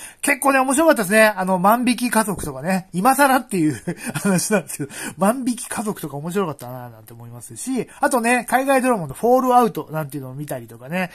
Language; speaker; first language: Japanese; native; Japanese